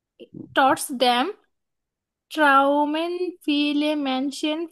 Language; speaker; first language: German; non-native, learner; Bangla